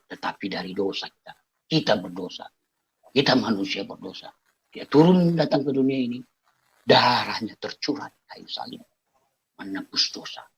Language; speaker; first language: Indonesian; non-native, local second language; Achinese